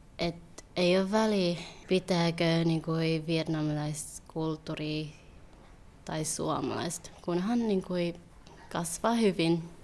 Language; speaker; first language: Finnish; early bilingual, other home language; Vietnamese